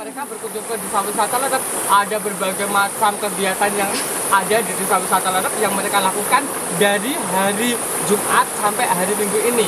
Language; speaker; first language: Indonesian; native; Indonesian